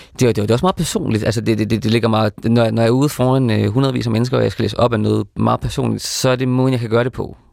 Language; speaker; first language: Danish; native; Danish